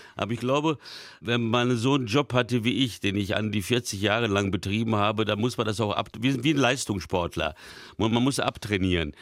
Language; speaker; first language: German; early bilingual, other home language; Hungarian